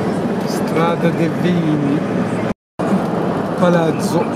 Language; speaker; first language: Italian; non-native, learner; French